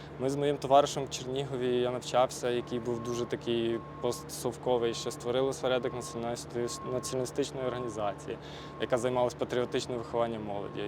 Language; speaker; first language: Ukrainian; native; Ukrainian